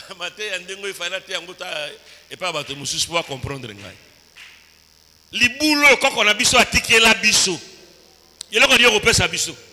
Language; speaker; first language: Lingala; native; Lingala